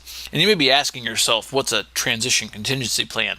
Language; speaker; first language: English; native; English